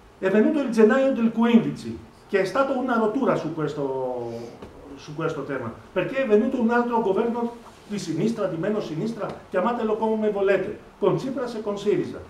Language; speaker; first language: Italian; non-native, fluent; Greek